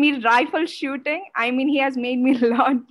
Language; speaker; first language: English; non-native, local second language; Odia